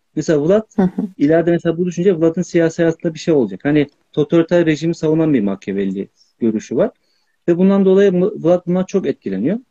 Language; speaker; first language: Turkish; native; Turkish